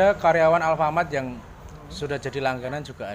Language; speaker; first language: Indonesian; native; Indonesian